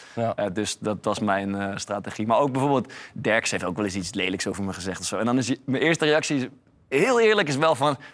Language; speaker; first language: Dutch; native; Dutch